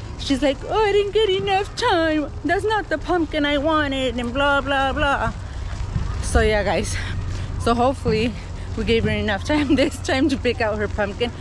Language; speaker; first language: English; early bilingual, other home language; Spanish